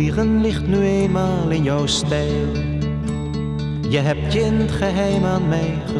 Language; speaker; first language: Dutch; native; Dutch